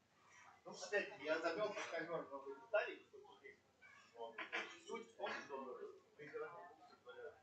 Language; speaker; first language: Russian; native; Russian